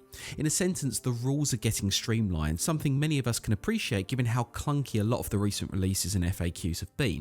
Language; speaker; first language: English; native; English